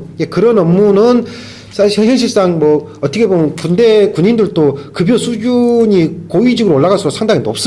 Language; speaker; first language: Korean; native; Korean